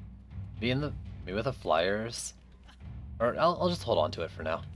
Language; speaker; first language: English; native; English